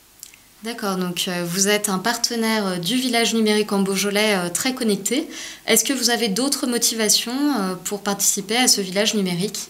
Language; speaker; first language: French; native; French